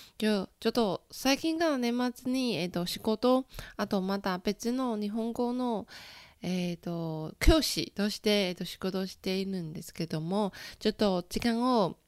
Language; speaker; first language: Japanese; non-native, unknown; Chinese